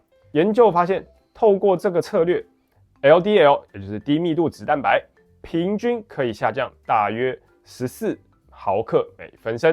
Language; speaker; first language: Chinese; native; Chinese